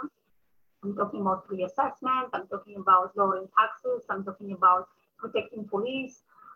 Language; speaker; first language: English; non-native, fluent; Amharic